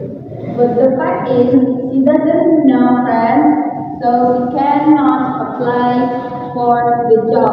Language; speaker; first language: English; non-native, learner; Indonesian